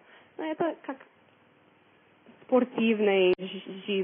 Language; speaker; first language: Russian; non-native, learner; English